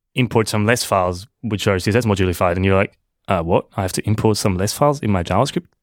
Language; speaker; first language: English; non-native, fluent; German